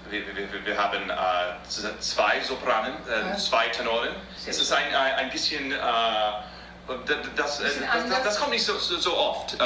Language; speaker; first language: German; non-native, fluent; English